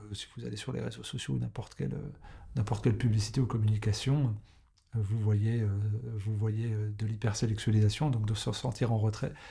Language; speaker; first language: French; native; French